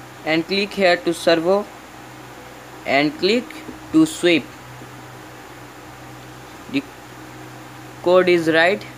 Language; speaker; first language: English; non-native, learner; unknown